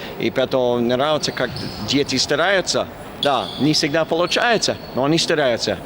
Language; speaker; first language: Russian; non-native, fluent; English